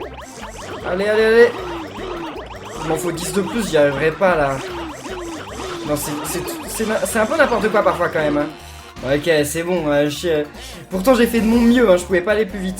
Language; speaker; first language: French; native; French